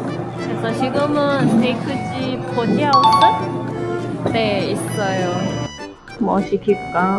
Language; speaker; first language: Korean; non-native, learner; Thai